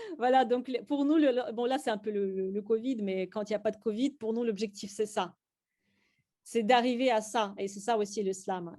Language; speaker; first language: French; non-native, fluent; Russian